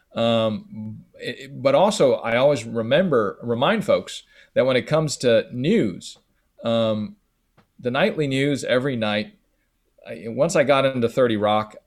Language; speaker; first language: English; native; English